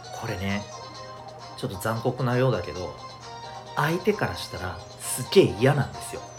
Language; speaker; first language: Japanese; native; Japanese